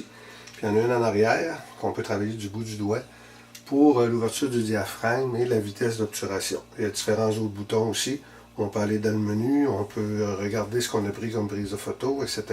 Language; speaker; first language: French; native; French